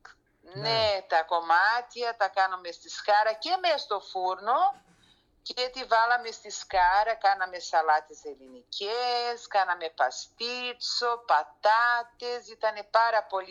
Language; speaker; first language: Greek; early bilingual, heritage; Greek